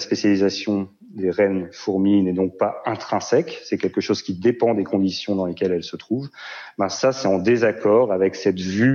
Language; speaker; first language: French; native; French